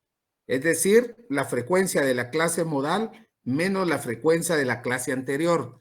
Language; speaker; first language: Spanish; native; Spanish